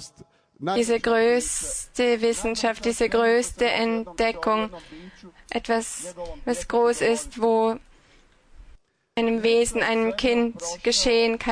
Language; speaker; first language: German; non-native, fluent; Croatian